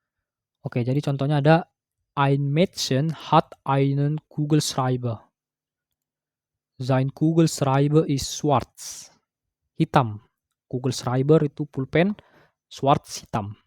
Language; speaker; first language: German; non-native, fluent; Indonesian